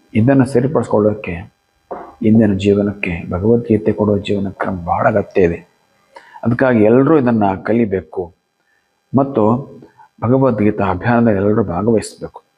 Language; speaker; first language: Kannada; native; Kannada